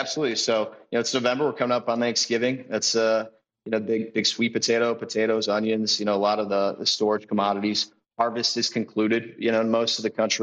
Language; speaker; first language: English; native; English